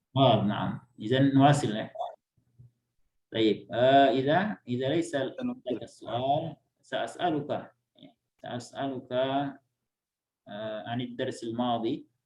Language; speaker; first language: Arabic; non-native, fluent; Indonesian